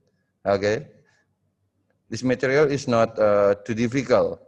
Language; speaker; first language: English; non-native, fluent; Indonesian